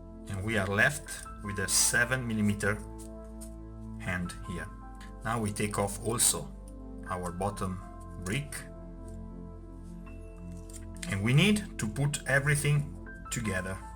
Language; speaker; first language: English; non-native, fluent; Italian